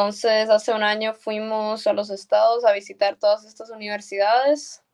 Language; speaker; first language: Spanish; early bilingual, heritage; Spanish